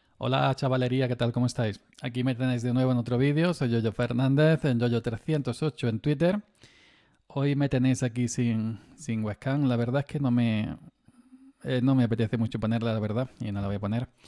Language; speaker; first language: Spanish; native; Spanish